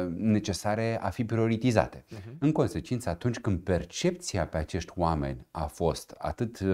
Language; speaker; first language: Romanian; native; Romanian